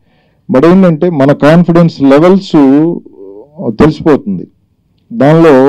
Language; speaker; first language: Telugu; native; Telugu